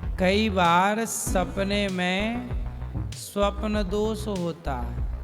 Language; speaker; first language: Hindi; native; Hindi